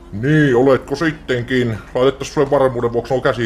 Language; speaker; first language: Finnish; native; Finnish